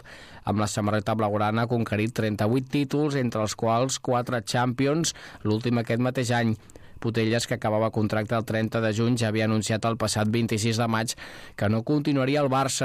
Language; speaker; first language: Catalan; native; Catalan